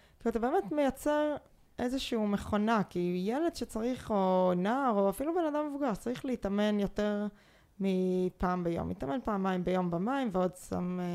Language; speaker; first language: Hebrew; native; Hebrew